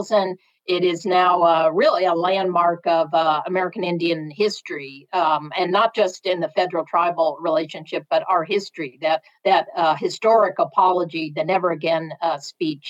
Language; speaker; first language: English; native; English